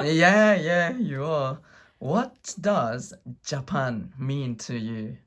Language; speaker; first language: English; non-native, learner; Japanese